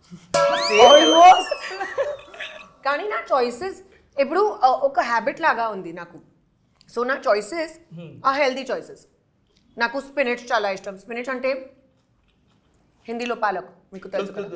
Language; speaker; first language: Telugu; non-native, learner; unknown